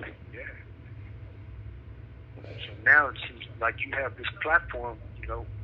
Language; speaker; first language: English; native; English